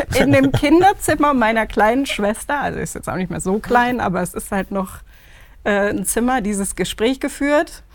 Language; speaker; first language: German; native; German